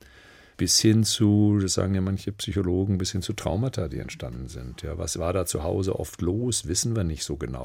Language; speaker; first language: German; native; German